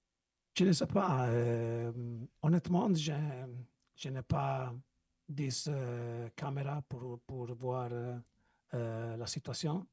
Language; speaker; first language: French; non-native, learner; Italian